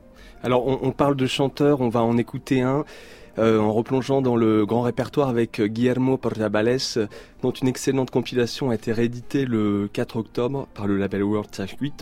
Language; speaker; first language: French; native; French